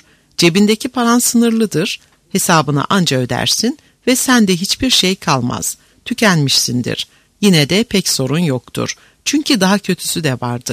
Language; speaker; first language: Turkish; native; Turkish